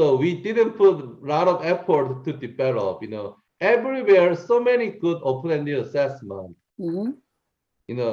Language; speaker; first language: English; non-native, learner; Korean